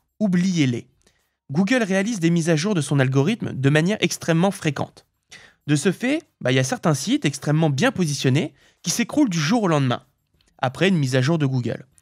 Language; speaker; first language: French; native; French